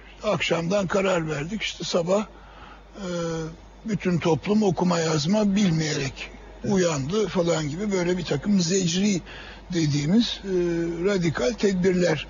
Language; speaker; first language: Turkish; native; Turkish